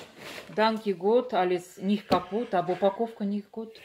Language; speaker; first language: German; non-native, learner; Russian